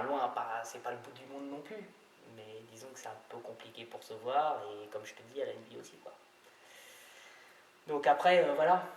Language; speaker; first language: French; native; French